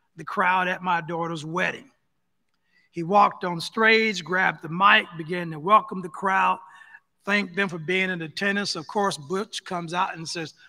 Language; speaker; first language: English; native; English